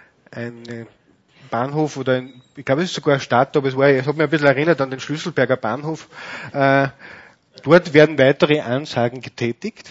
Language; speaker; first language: German; native; German